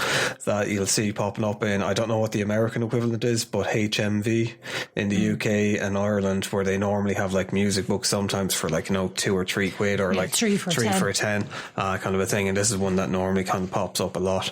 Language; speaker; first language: English; native; English